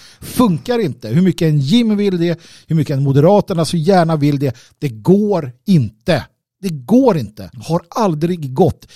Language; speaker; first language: Swedish; native; Swedish